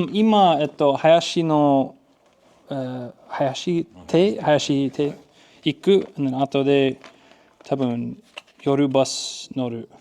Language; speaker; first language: Japanese; non-native, learner; English